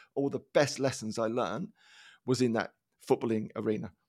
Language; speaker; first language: English; native; English